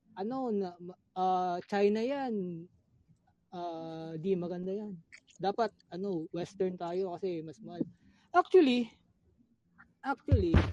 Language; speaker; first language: Filipino; non-native, local second language; Cebuano